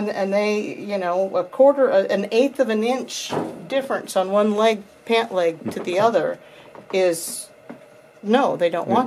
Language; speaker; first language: English; native; English